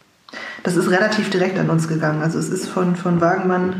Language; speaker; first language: German; native; German